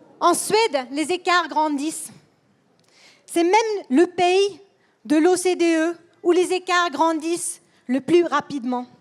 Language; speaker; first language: French; non-native, fluent; Swedish